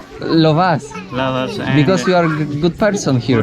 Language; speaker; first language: English; non-native, learner; Polish